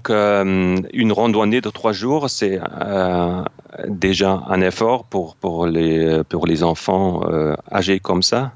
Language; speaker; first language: French; non-native, fluent; German